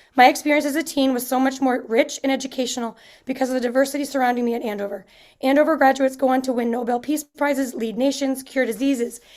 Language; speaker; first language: English; native; English